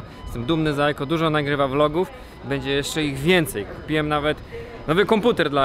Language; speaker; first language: Polish; native; Polish